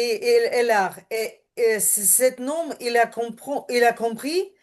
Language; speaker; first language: French; non-native, learner; Ukrainian